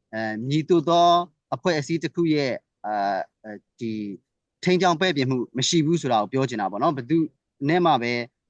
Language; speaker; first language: Burmese; non-native, local second language; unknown